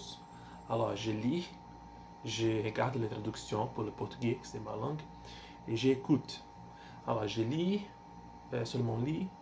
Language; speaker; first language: French; non-native, learner; Portuguese